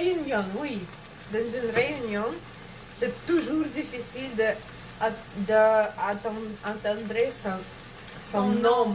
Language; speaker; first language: French; non-native, learner; Russian